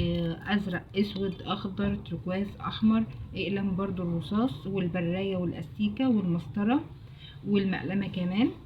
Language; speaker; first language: Arabic; native; Arabic